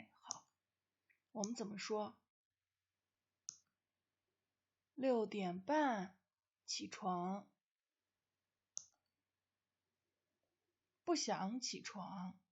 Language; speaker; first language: Chinese; non-native, fluent; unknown